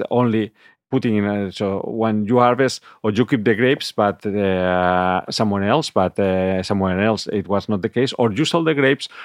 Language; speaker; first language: English; non-native, fluent; Catalan